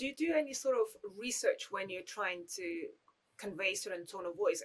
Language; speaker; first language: English; non-native, fluent; Russian